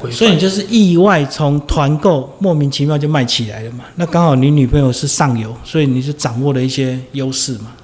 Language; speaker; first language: Chinese; native; Chinese